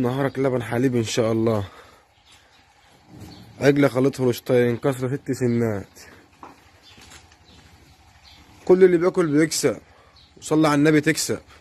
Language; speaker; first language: Arabic; native; Arabic